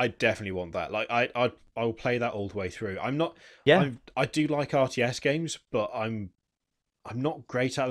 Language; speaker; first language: English; native; English